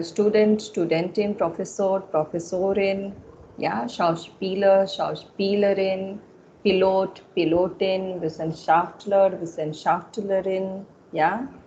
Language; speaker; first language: German; non-native, fluent; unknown